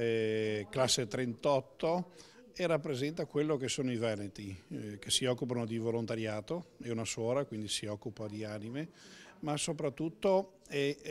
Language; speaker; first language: Italian; native; Italian